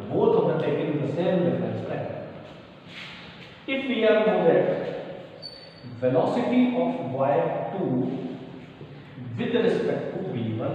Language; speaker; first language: English; non-native, local second language; Hindi